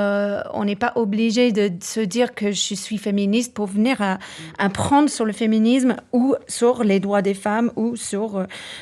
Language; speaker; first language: French; non-native, fluent; English